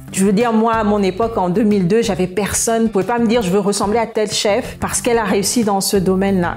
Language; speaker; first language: French; native; French